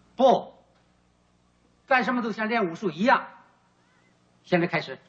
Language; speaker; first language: Chinese; native; Chinese